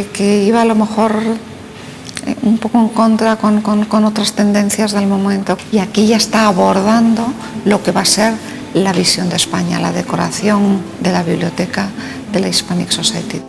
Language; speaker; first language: Spanish; native; Spanish